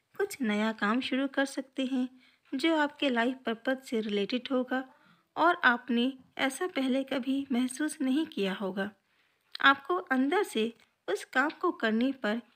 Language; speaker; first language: Hindi; native; Hindi